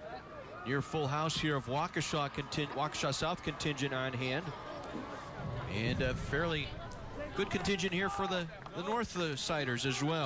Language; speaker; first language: English; native; English